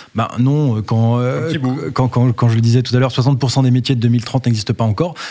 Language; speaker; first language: French; native; French